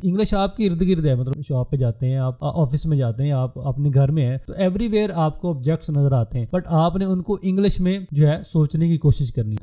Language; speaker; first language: Urdu; non-native, local second language; Punjabi